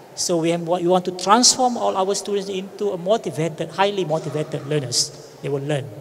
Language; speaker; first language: English; non-native, local second language; Malay